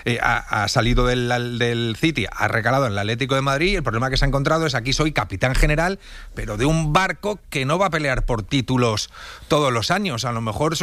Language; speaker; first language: Spanish; native; Spanish